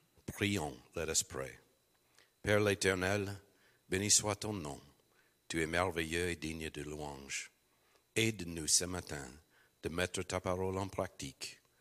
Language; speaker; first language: French; non-native, fluent; English